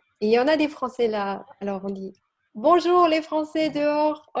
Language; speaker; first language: French; non-native, learner; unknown